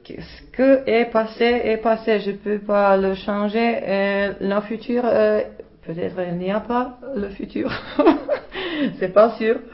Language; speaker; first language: French; non-native, learner; Czech